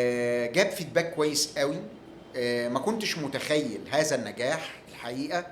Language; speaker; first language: Arabic; native; Arabic